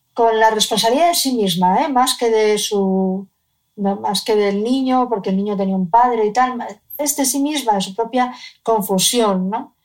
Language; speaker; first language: Spanish; native; Spanish